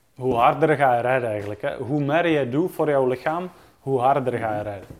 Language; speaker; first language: Dutch; non-native, fluent; Czech